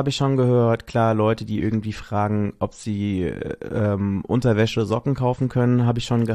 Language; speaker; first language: German; native; German